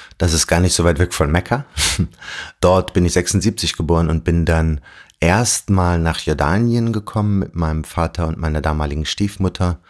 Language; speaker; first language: German; early bilingual, other home language; Arabic